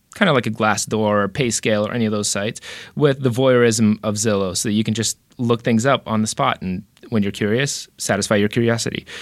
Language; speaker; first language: English; early bilingual, other home language; Romanian